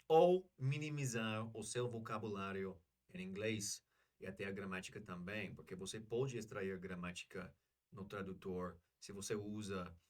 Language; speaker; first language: Portuguese; non-native, learner; English